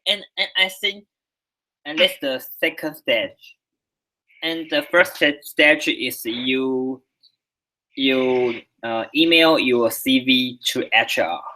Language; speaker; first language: English; non-native, learner; Chinese